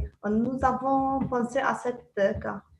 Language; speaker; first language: French; non-native, local second language; Arabic